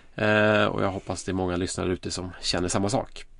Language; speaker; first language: Swedish; native; Swedish